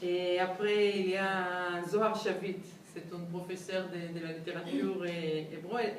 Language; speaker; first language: French; non-native, fluent; Hebrew